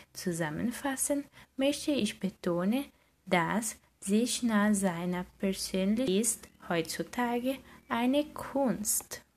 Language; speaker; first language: German; non-native, learner; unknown